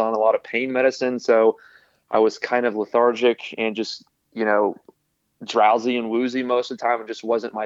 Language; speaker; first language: English; native; English